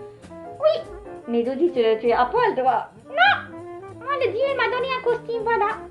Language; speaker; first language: French; non-native, local second language; Arabic